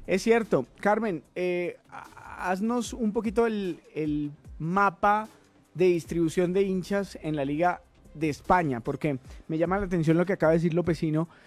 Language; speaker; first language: Spanish; native; Spanish